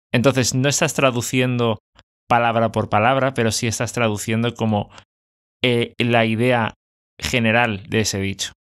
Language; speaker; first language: Spanish; native; Spanish